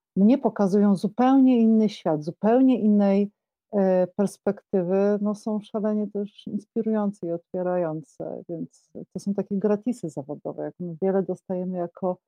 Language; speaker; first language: Polish; native; Polish